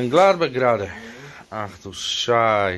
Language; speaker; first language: German; non-native, learner; Polish